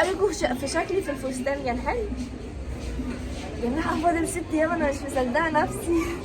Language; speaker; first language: Arabic; native; Arabic